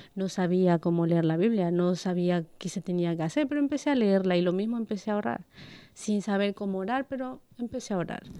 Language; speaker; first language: Spanish; native; Spanish